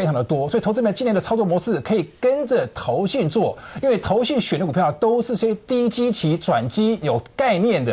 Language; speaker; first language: Chinese; native; Chinese